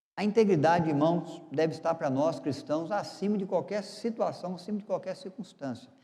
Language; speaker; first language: Portuguese; native; Portuguese